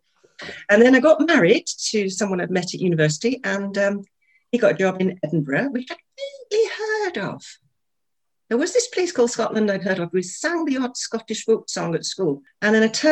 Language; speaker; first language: English; native; English